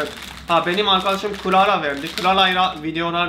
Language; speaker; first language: Turkish; non-native, learner; Japanese